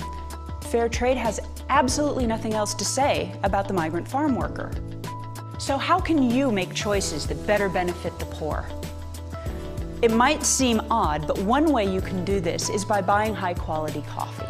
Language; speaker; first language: English; native; English